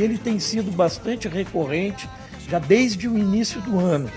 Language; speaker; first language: Portuguese; native; Portuguese